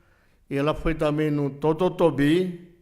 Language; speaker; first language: Portuguese; non-native, local second language; Yanomámi